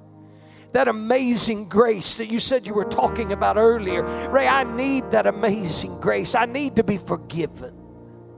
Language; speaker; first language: English; native; English